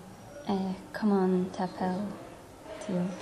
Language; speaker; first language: French; non-native, learner; English